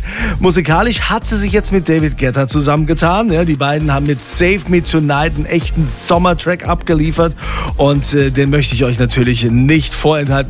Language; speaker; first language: German; native; German